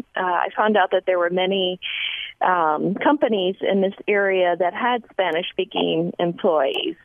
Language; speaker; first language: English; early bilingual, other home language; Spanish